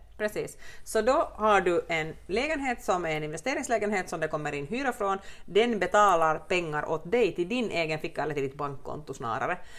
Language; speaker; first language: Swedish; native; Swedish